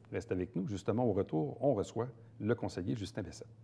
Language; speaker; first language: French; native; French